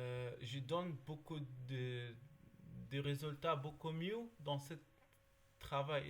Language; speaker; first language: French; non-native, learner; Arabic